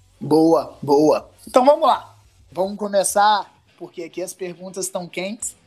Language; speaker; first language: Portuguese; native; Portuguese